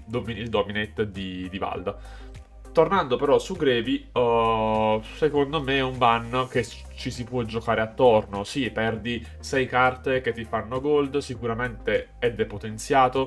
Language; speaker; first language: Italian; native; Italian